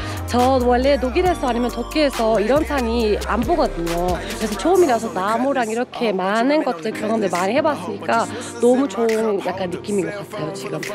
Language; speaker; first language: Korean; non-native, fluent; Turkish